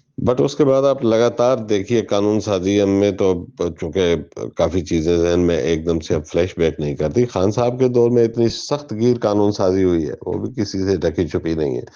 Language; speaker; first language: Urdu; non-native, local second language; Sindhi